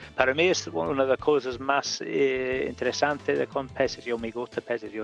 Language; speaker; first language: Spanish; non-native, learner; English